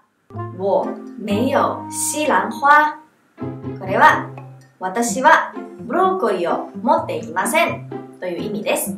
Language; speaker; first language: Japanese; non-native, fluent; Chinese